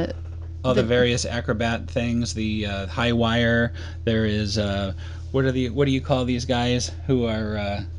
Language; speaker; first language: English; native; English